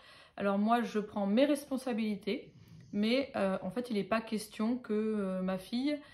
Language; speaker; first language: French; native; French